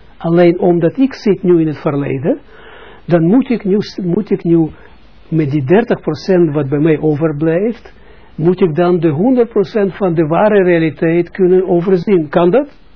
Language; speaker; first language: Dutch; non-native, fluent; Russian